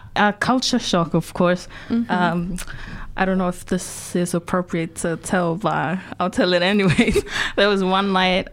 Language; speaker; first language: English; non-native, fluent; Tongan